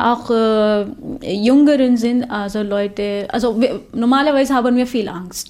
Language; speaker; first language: German; non-native, fluent; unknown